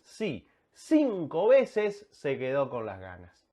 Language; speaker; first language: Spanish; native; Spanish